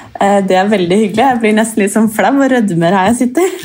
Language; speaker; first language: Norwegian; native; Norwegian